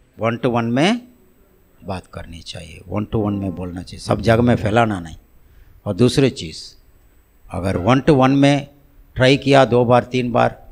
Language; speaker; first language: Hindi; non-native, local second language; Tamil